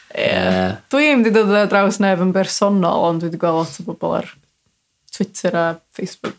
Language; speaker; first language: Welsh; native; Welsh